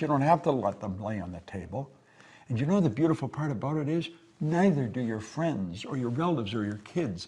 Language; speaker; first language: English; native; English